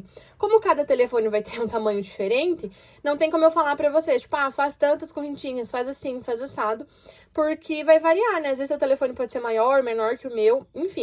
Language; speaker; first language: Portuguese; native; Portuguese